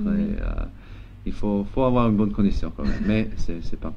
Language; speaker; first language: French; non-native, local second language; Luxembourgish